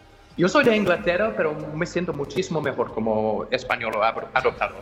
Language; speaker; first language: Spanish; non-native, fluent; English